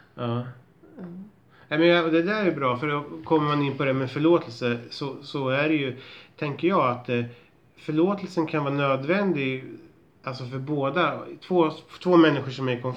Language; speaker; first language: Swedish; native; Swedish